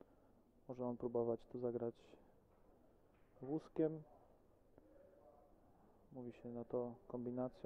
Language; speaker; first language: Polish; native; Polish